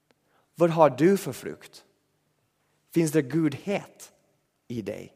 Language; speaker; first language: Swedish; non-native, fluent; English